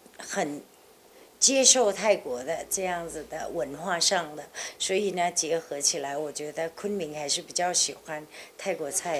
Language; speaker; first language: Chinese; non-native, fluent; Thai